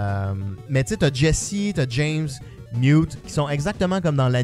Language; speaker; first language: French; native; French